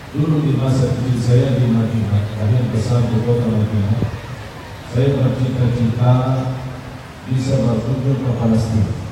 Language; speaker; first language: Indonesian; non-native, fluent; Arabic